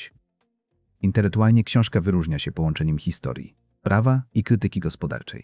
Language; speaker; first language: Polish; native; Polish